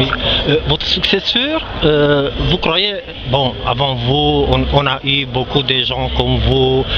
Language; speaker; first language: French; non-native, local second language; Romanian